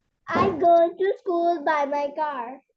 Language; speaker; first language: English; non-native, learner; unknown